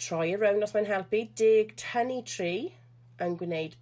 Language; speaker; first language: Welsh; non-native, local second language; English